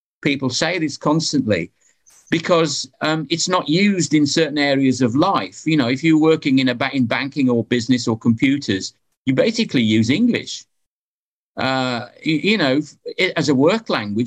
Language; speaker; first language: English; native; English